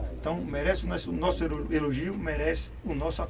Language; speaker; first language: Portuguese; native; Portuguese